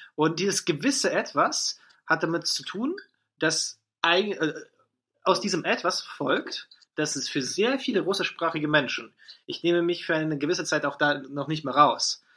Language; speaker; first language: German; non-native, fluent; Russian